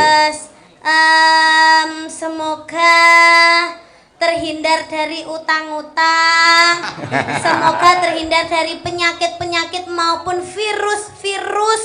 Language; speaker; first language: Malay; non-native, local second language; Javanese